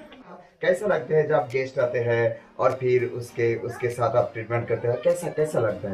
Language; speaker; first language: Hindi; non-native, local second language; Bangla